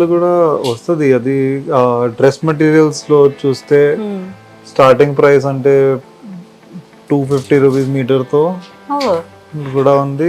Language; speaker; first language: Telugu; non-native, local second language; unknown